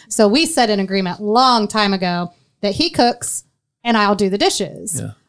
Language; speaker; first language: English; native; English